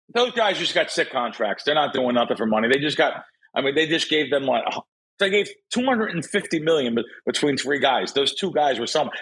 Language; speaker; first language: English; native; English